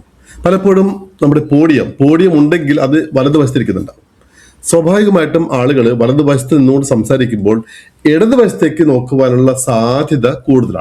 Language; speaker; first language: Malayalam; native; Malayalam